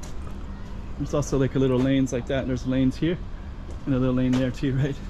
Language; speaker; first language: English; native; English